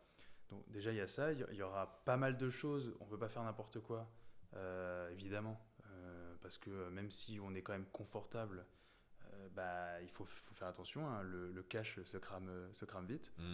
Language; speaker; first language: French; native; French